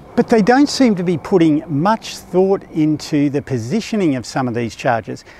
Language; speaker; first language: English; native; English